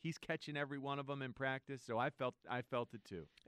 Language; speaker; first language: English; native; English